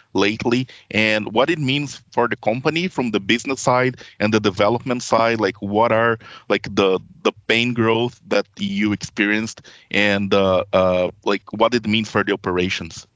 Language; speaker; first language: English; non-native, fluent; Portuguese